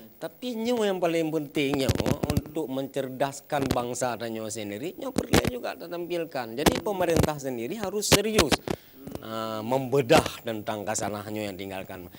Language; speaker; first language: Malay; non-native, local second language; Achinese